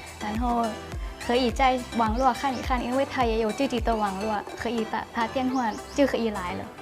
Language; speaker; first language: Chinese; non-native, learner; Thai